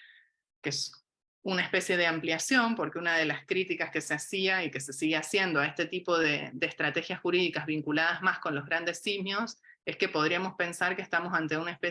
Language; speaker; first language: Spanish; native; Spanish